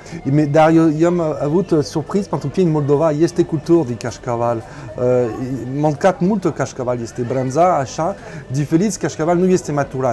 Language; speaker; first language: Romanian; non-native, learner; French